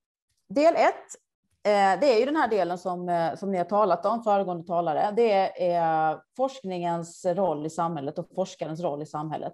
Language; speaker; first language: Swedish; native; Swedish